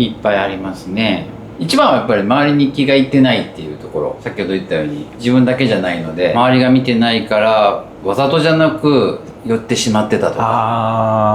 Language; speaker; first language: Japanese; native; Japanese